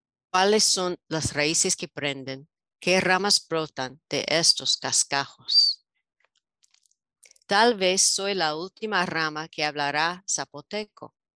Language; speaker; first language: Spanish; non-native, fluent; English